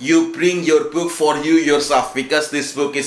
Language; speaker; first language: English; non-native, fluent; Indonesian